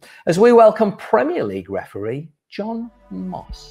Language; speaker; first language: English; native; English